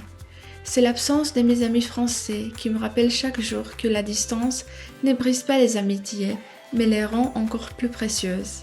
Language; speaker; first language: French; non-native, fluent; Romanian